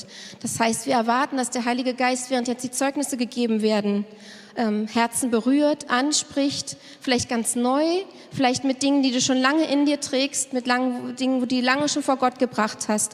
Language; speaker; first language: German; native; German